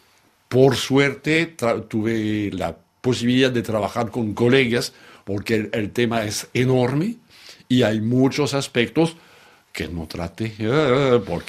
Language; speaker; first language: Spanish; non-native, fluent; French